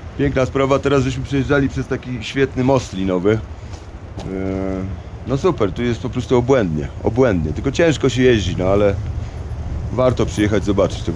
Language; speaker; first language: Polish; native; Polish